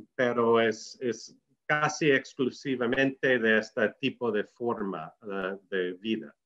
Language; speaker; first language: Spanish; non-native, learner; English